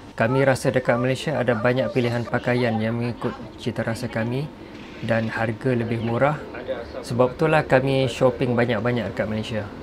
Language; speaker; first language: Malay; non-native, fluent; Western Cham